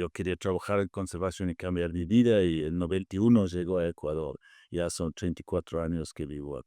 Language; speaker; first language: Spanish; non-native, fluent; English